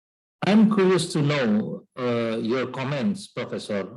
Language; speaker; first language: English; non-native, learner; Indonesian